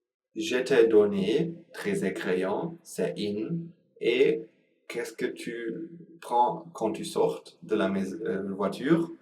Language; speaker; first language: French; non-native, learner; Sinhala